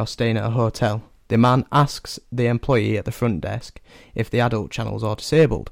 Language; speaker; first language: English; native; English